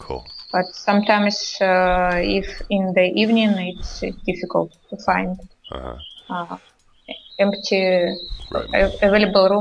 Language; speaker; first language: English; non-native, learner; Russian